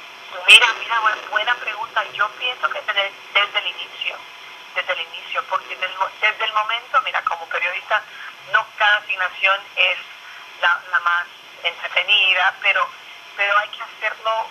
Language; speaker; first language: Spanish; early bilingual, other home language; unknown